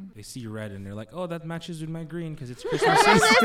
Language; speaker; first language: English; non-native, local second language; Filipino